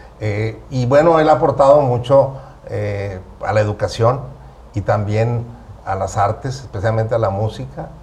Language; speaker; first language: Spanish; native; Spanish